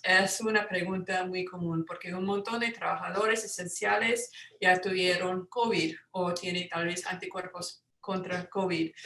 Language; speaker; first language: Spanish; non-native, fluent; English